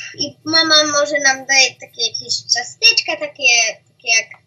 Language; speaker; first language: Polish; early bilingual, heritage; Polish